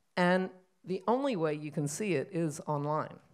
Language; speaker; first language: English; native; English